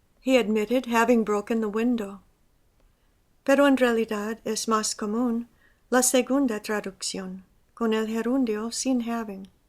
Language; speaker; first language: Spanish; non-native, fluent; English